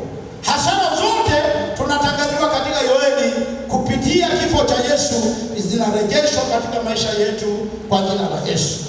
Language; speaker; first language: Swahili; native; Swahili